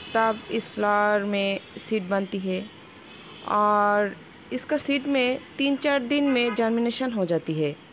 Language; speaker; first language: Hindi; non-native, local second language; Bangla